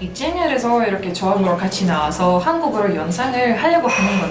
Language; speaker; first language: Korean; non-native, fluent; Russian